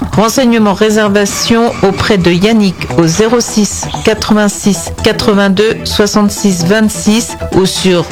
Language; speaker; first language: French; native; French